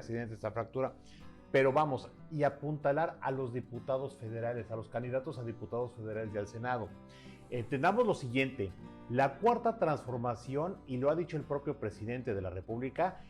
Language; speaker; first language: Spanish; native; Spanish